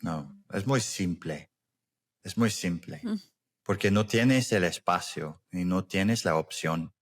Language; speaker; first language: Spanish; non-native, learner; English